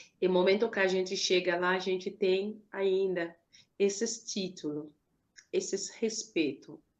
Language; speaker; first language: Portuguese; non-native, fluent; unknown